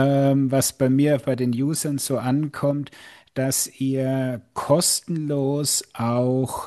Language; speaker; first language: German; native; German